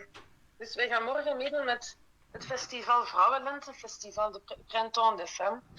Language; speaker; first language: Dutch; non-native, local second language; French